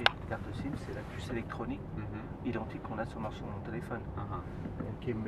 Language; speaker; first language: French; native; French